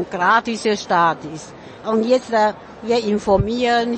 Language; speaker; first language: German; non-native, fluent; Min Nan Chinese